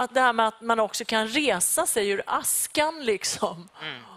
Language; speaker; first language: Swedish; early bilingual, other home language; Persian